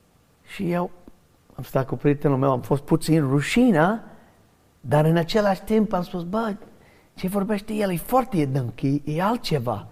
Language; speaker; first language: Romanian; non-native, learner; English